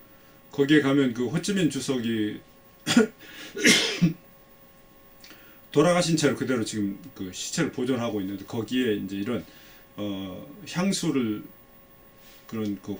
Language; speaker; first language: Korean; native; Korean